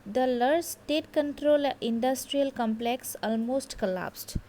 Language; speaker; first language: English; non-native, local second language; Assamese